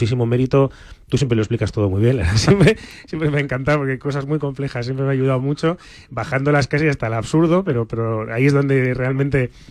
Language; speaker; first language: Spanish; native; Spanish